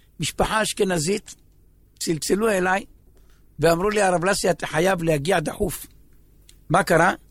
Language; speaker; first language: Hebrew; native; Hebrew